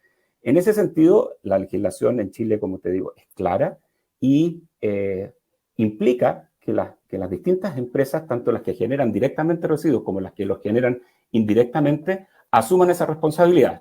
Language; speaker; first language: Spanish; native; Spanish